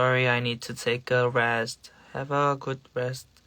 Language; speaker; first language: English; non-native, learner; Korean